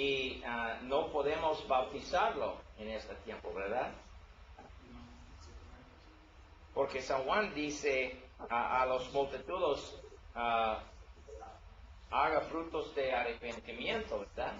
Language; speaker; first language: Spanish; non-native, learner; English